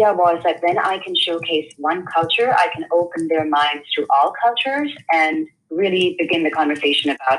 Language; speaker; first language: English; non-native, local second language; Hindi